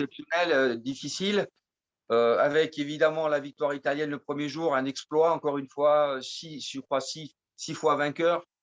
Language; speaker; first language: French; native; French